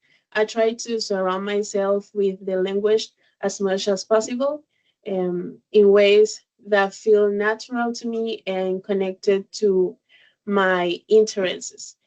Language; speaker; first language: English; non-native, learner; Spanish